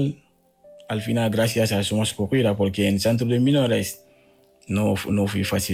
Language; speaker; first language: Spanish; non-native, learner; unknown